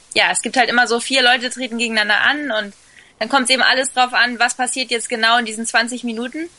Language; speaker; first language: German; early bilingual, other home language; Spanish